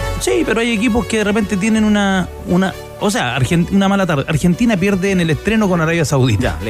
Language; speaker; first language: Spanish; native; Spanish